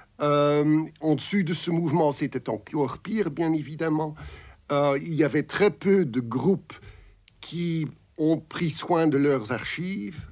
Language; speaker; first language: French; non-native, local second language; Dutch